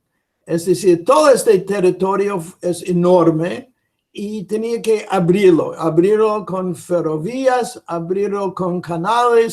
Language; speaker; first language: Spanish; non-native, fluent; English